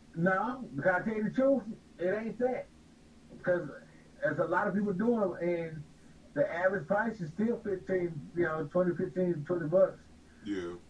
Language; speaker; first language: English; native; English